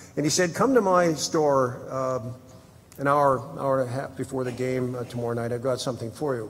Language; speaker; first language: English; native; English